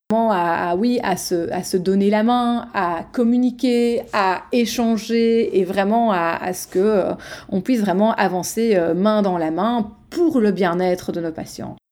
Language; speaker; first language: French; native; French